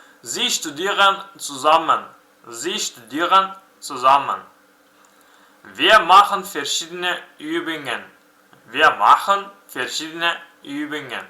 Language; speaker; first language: German; non-native, fluent; Uzbek